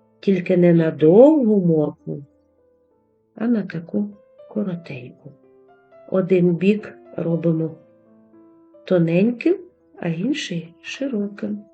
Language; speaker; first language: Ukrainian; native; Ukrainian